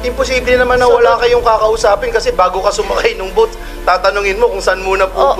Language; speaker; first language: Filipino; native; Filipino